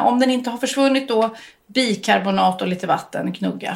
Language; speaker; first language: Swedish; native; Swedish